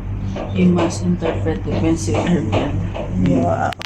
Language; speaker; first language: English; non-native, local second language; Filipino